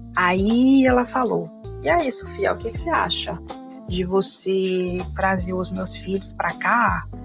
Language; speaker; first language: Portuguese; non-native, fluent; Haitian Creole